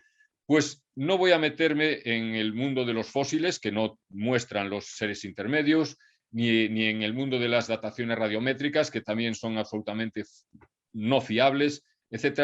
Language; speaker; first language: Spanish; native; Spanish